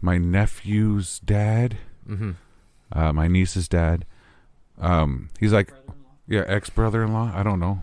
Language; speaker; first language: English; native; English